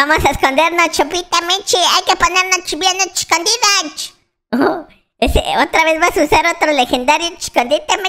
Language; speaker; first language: Spanish; native; Spanish